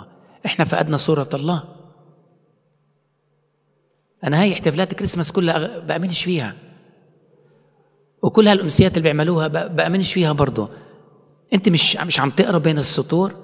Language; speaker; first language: Arabic; native; Arabic